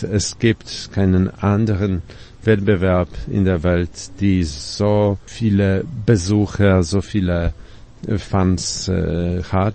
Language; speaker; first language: German; non-native, fluent; Polish